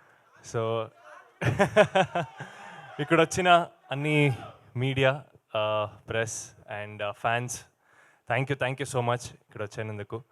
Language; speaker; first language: Telugu; non-native, learner; Kannada